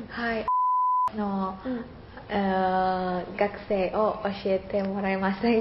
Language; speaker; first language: Japanese; non-native, learner; Indonesian